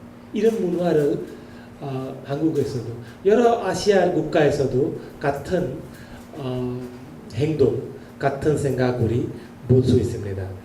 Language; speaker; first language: Korean; non-native, learner; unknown